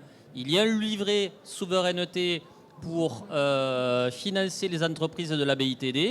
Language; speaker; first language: French; native; French